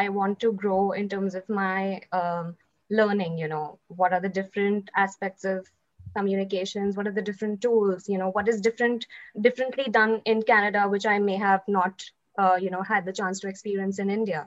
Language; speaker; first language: English; non-native, local second language; Hindi